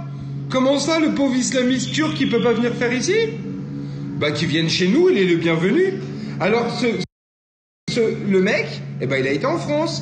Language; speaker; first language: French; native; French